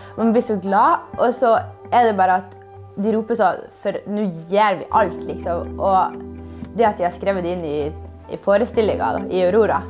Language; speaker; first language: Norwegian; native; Norwegian